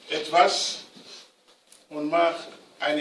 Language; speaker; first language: German; non-native, learner; Romanian